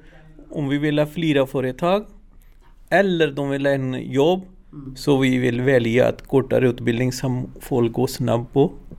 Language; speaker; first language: Swedish; non-native, learner; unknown